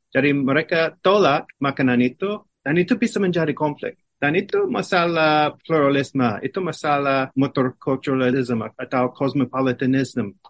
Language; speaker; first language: Indonesian; non-native, fluent; English